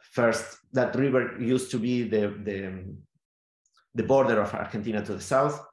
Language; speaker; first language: English; non-native, fluent; Spanish